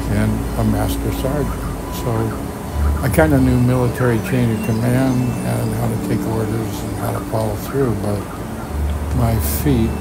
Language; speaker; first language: English; native; English